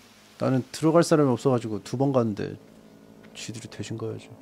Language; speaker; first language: Korean; native; Korean